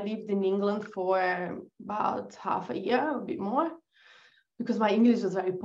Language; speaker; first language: English; non-native, fluent; Portuguese